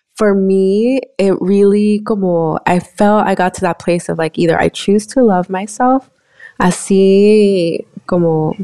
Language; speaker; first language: English; early bilingual, other home language; Spanish